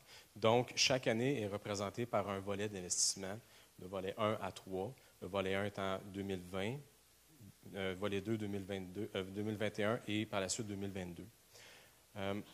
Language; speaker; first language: French; native; French